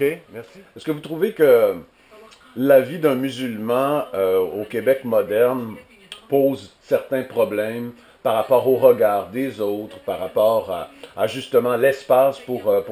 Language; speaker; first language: French; native; French